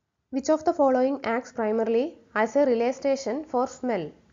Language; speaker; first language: English; non-native, local second language; Malayalam